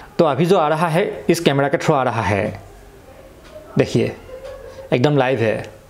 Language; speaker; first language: Hindi; non-native, local second language; Assamese